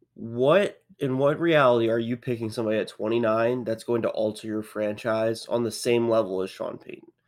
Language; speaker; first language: English; native; English